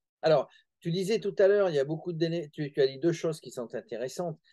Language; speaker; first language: French; native; French